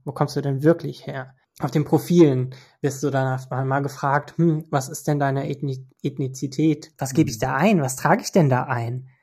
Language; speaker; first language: German; early bilingual, other home language; Turkish